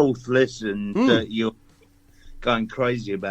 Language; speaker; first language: English; native; English